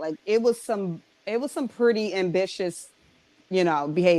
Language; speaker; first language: English; native; English